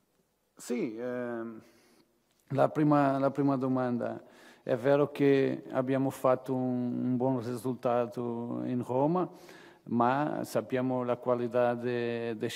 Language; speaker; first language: Italian; non-native, fluent; Portuguese